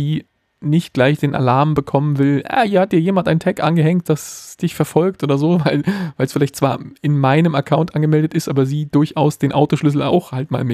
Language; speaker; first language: German; native; German